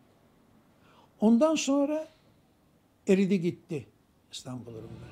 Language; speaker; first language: Turkish; non-native, local second language; Greek